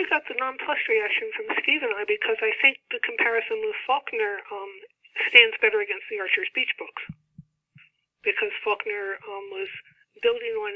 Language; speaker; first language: English; native; English